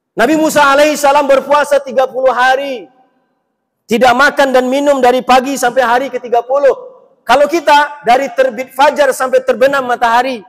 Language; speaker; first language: Indonesian; non-native, local second language; Minangkabau